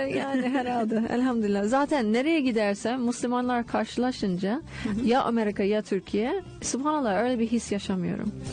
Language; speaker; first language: Turkish; non-native, fluent; English